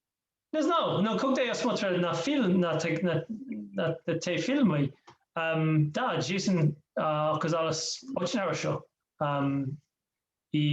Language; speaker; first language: Russian; non-native, learner; English